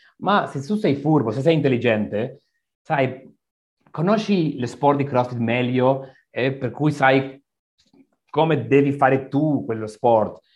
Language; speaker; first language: Italian; non-native, learner; Spanish